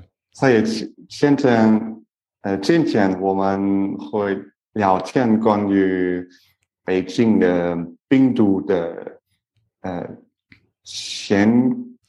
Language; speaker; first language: Chinese; non-native, learner; English